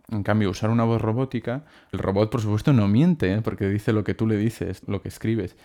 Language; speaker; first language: Spanish; non-native, local second language; Catalan